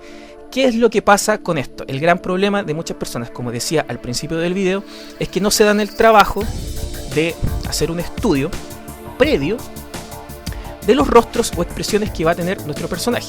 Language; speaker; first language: Spanish; native; Spanish